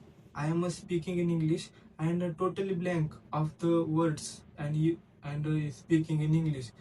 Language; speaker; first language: English; non-native, learner; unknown